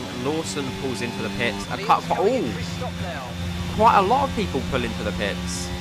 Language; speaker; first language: English; native; English